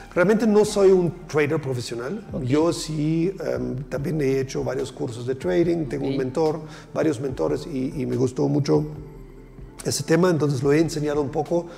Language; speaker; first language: Spanish; non-native, fluent; German